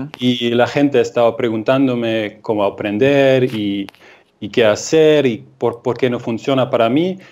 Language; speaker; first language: Spanish; non-native, fluent; Russian